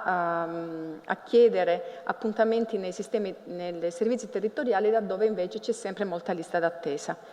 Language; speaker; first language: Italian; native; Italian